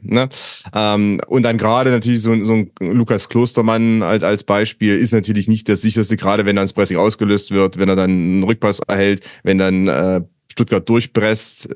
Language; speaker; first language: German; native; German